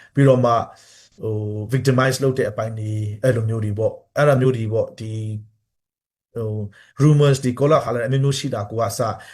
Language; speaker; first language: Burmese; non-native, local second language; Hakha Chin